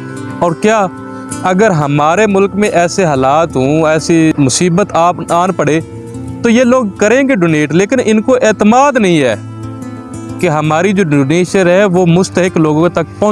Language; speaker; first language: Urdu; non-native, local second language; Punjabi